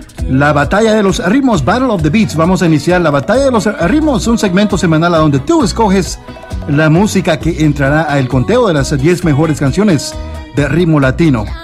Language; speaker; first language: Spanish; native; Spanish